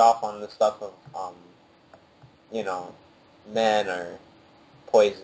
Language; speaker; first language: English; native; English